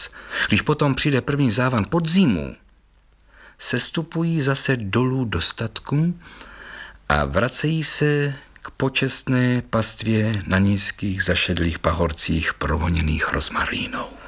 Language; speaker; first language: Czech; native; Czech